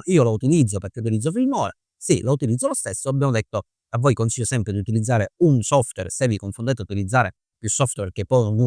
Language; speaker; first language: Italian; native; Italian